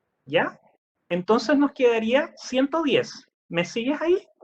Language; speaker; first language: Spanish; native; Spanish